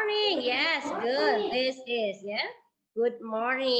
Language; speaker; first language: English; non-native, learner; Indonesian